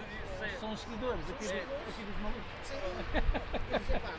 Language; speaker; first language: Portuguese; native; Portuguese